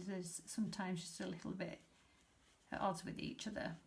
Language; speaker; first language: English; native; English